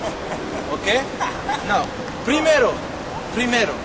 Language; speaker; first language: Spanish; non-native, learner; French